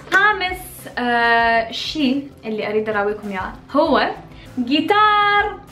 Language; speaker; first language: Arabic; early bilingual, heritage; Arabic